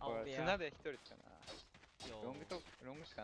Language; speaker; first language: Japanese; native; Japanese